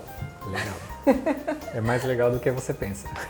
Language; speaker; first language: Portuguese; early bilingual, heritage; Portuguese